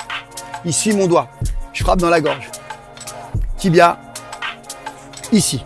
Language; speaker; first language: French; native; French